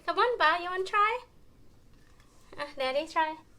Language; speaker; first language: English; non-native, learner; Thai